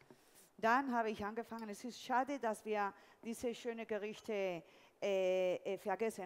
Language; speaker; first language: German; non-native, fluent; Spanish